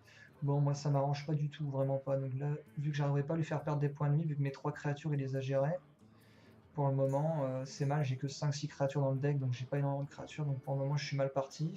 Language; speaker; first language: French; native; French